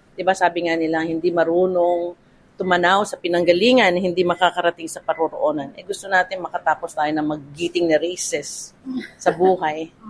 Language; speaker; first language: Filipino; native; Filipino